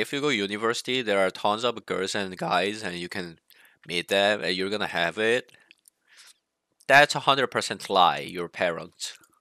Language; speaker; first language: English; non-native, fluent; Korean